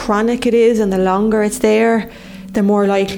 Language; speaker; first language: English; native; English